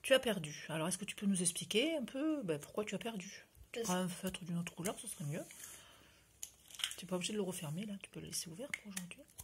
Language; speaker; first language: French; native; French